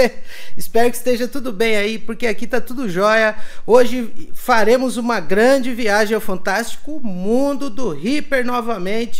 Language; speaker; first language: Portuguese; native; Portuguese